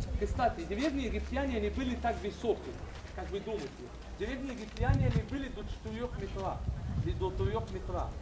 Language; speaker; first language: Russian; non-native, learner; Arabic